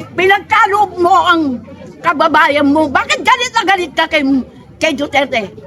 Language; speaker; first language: Filipino; non-native, local second language; Iloko